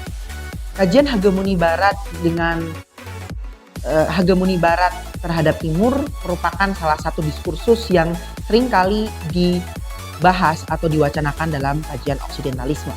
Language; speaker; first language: Indonesian; native; Indonesian